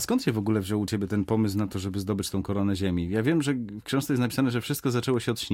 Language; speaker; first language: Polish; native; Polish